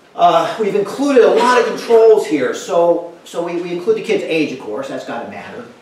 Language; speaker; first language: English; native; English